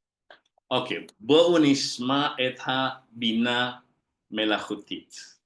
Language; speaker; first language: Hebrew; non-native, fluent; Indonesian